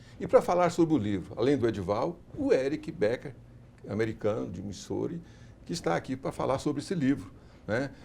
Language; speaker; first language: Portuguese; native; Portuguese